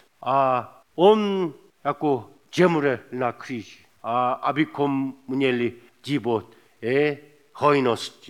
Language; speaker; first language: Czech; non-native, fluent; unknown